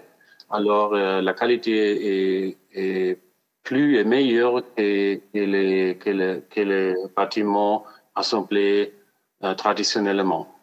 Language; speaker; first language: French; non-native, fluent; German